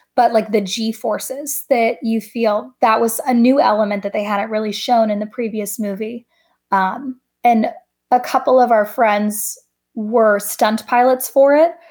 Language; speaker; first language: English; native; English